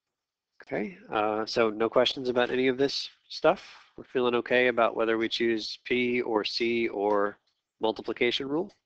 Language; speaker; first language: English; native; English